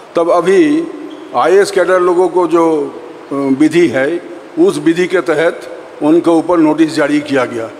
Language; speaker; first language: Hindi; non-native, local second language; Bangla